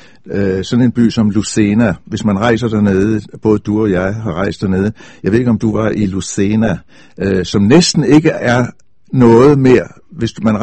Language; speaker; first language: Danish; native; Danish